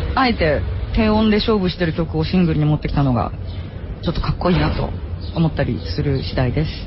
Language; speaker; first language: Japanese; early bilingual, heritage; Japanese